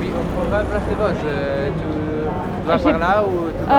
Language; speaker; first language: French; non-native, learner; Italian